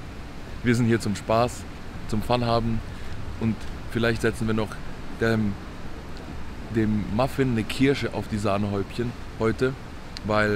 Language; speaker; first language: German; native; German